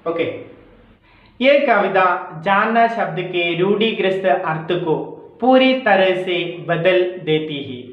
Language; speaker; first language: Hindi; non-native, local second language; Malayalam